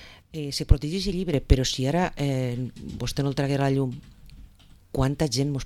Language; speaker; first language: Catalan; native; Catalan